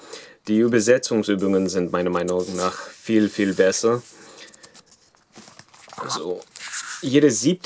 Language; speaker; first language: German; non-native, fluent; English